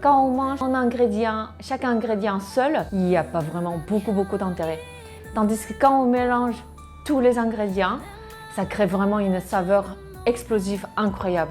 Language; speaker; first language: French; non-native, fluent; Korean